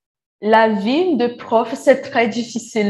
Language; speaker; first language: French; non-native, learner; Portuguese